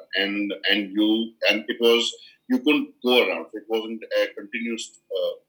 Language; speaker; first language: English; non-native, local second language; Kashmiri